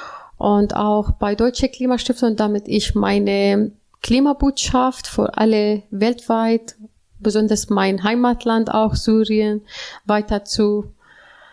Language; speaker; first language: German; non-native, learner; Arabic